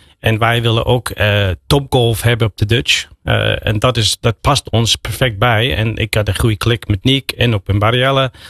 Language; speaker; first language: Dutch; non-native, fluent; English